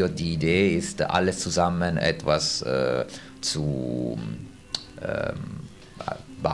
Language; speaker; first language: German; non-native, fluent; Italian